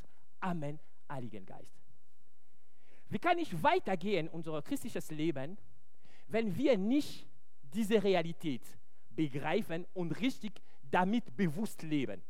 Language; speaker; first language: German; non-native, fluent; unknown